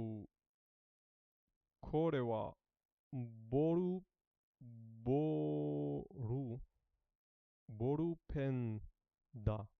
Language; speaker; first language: Japanese; non-native, learner; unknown